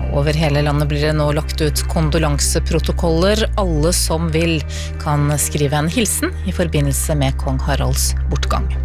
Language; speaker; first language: Norwegian; native; Norwegian